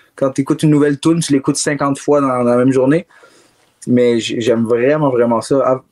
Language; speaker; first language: French; native; French